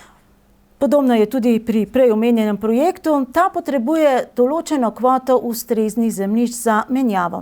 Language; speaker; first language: Slovenian; native; Slovenian